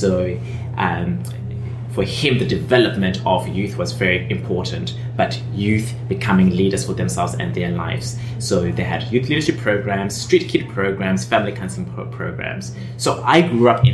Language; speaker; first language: English; native; English